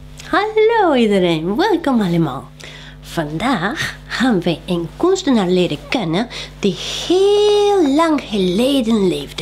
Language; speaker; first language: Dutch; non-native, fluent; Spanish